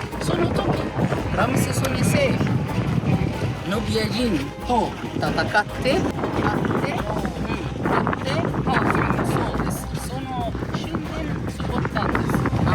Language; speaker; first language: Japanese; non-native, learner; Arabic